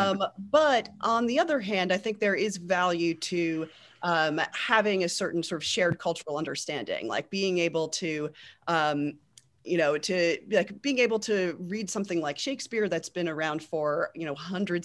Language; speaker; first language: English; native; English